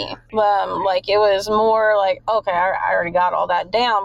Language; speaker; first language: English; native; English